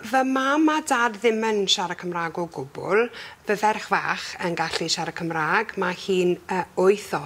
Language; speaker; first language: Welsh; non-native, learner; English